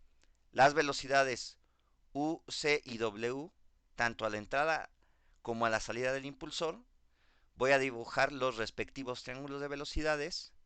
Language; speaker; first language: Spanish; native; Spanish